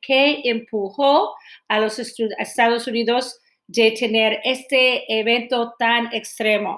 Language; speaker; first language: Spanish; non-native, fluent; English